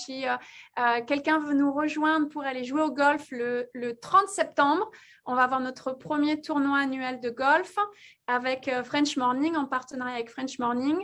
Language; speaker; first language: French; native; French